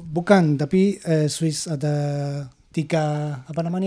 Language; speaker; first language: Indonesian; non-native, learner; German